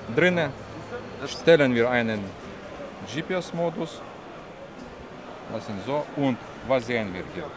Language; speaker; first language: German; non-native, fluent; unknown